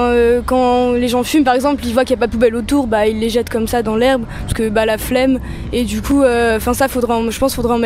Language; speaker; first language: French; native; French